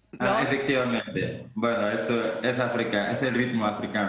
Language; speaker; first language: Spanish; non-native, fluent; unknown